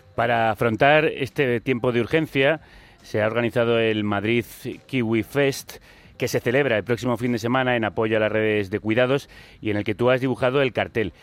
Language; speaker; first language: Spanish; native; Spanish